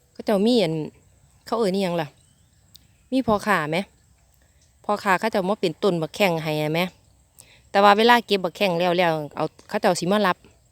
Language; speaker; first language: Thai; native; Thai